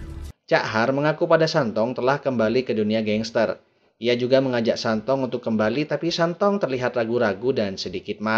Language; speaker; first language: Indonesian; native; Indonesian